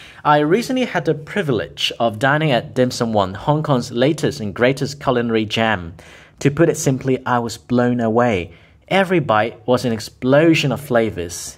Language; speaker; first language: English; non-native, local second language; Cantonese